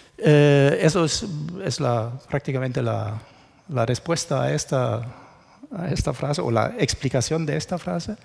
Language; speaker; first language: Spanish; non-native, fluent; German